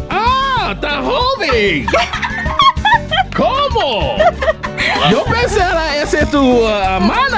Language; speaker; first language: Spanish; non-native, learner; English